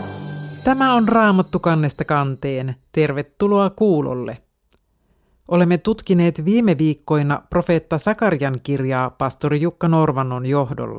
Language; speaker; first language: Finnish; native; Finnish